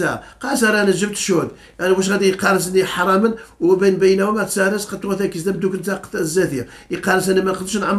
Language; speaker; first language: Arabic; non-native, local second language; Riffian